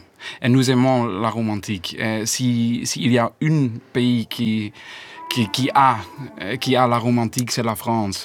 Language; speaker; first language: French; non-native, learner; Dutch